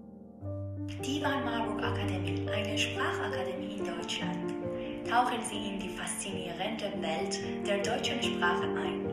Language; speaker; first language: German; non-native, fluent; Persian